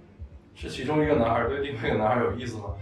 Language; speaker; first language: Chinese; native; Chinese